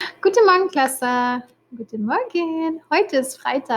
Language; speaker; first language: German; non-native, fluent; English